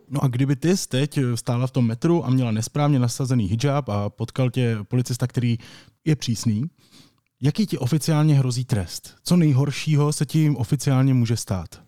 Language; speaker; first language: Czech; native; Czech